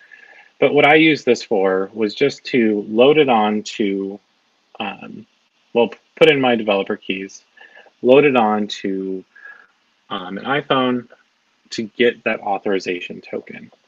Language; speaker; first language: English; native; English